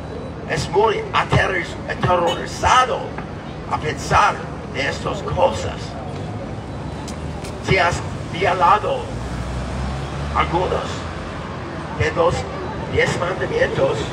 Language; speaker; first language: Spanish; non-native, learner; English